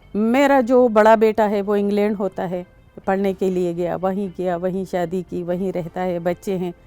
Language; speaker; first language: Urdu; non-native, local second language; Pashto